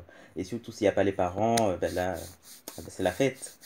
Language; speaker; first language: French; native; French